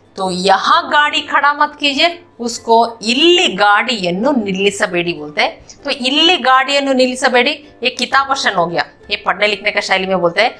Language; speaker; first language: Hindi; non-native, local second language; Kannada